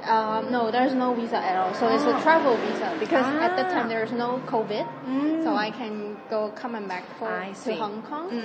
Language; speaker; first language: English; non-native, fluent; Cantonese